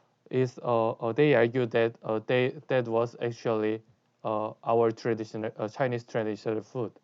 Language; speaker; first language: English; non-native, learner; Korean